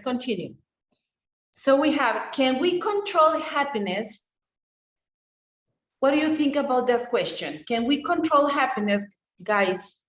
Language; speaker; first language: English; non-native, fluent; Spanish